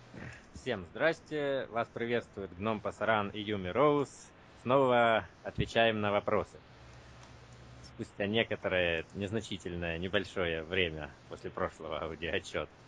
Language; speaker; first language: Russian; native; Russian